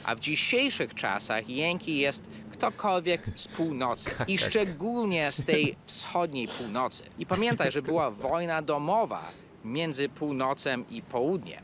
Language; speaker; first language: Polish; non-native, fluent; English